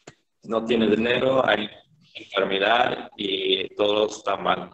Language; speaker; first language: Spanish; non-native, fluent; Korean